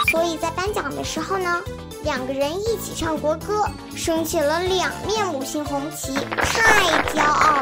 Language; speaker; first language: Chinese; native; Chinese